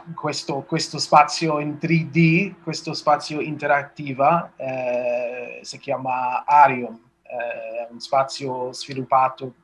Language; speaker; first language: Italian; non-native, learner; English